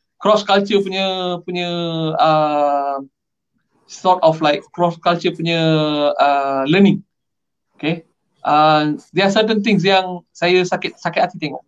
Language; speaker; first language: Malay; non-native, local second language; Tamil